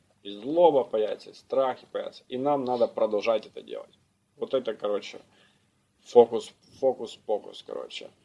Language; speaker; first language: Russian; native; Russian